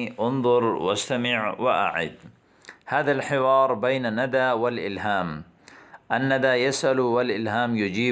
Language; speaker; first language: Arabic; non-native, fluent; Urdu